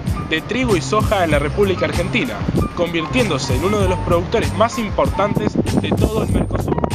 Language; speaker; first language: Spanish; native; Spanish